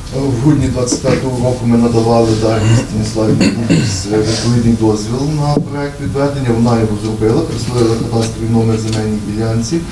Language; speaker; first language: Ukrainian; native; Ukrainian